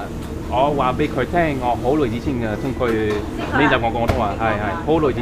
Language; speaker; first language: Cantonese; non-native, learner; English